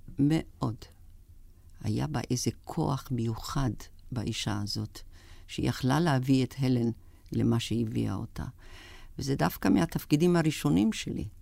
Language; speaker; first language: Hebrew; non-native, fluent; German